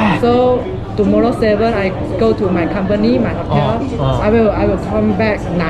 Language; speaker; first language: English; non-native, learner; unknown